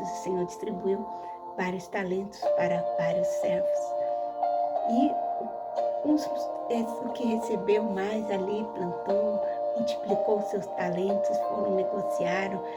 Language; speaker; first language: Portuguese; native; Portuguese